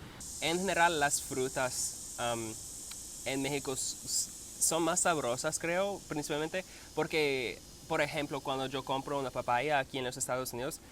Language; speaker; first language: Spanish; non-native, learner; English